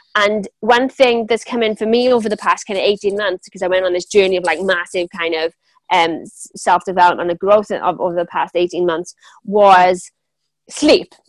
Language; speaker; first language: English; native; English